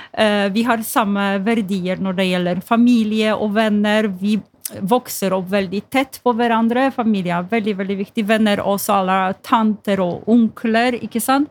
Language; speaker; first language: Norwegian; non-native, fluent; Polish